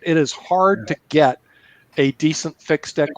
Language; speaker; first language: English; native; English